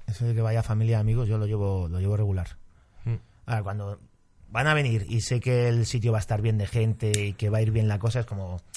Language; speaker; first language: Spanish; native; Spanish